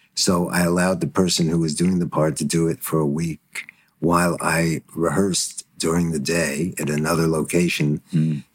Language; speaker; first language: English; early bilingual, other home language; German